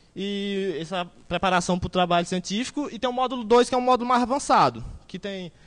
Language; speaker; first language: Portuguese; native; Portuguese